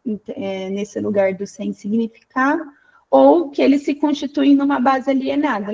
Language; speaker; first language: Portuguese; native; Portuguese